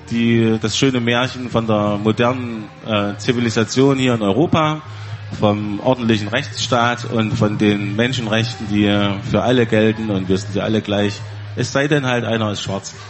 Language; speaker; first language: German; native; German